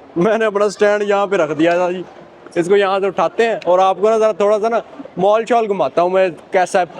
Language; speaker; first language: Urdu; native; Urdu